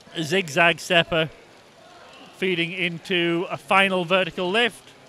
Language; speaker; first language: English; native; English